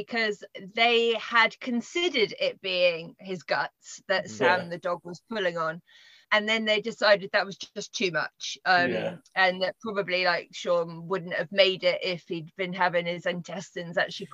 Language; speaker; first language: English; native; English